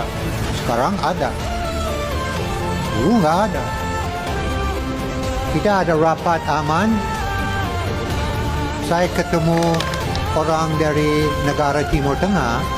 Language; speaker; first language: Indonesian; non-native, fluent; English